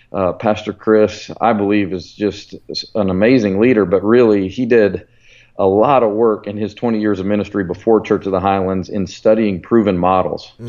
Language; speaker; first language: English; native; English